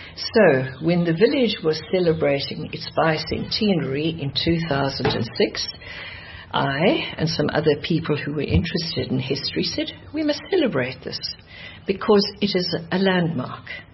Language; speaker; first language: English; early bilingual, other home language; Dutch